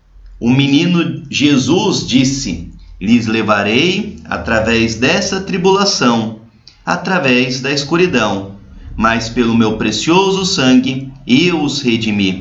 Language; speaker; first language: Portuguese; native; Portuguese